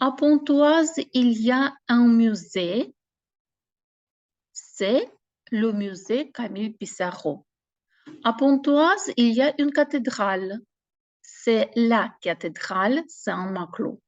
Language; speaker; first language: French; non-native, fluent; Ukrainian